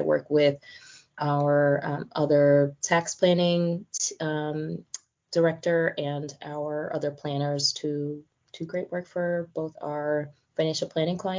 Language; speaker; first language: English; native; English